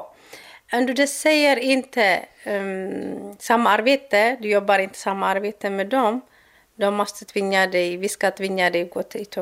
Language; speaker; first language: Swedish; non-native, learner; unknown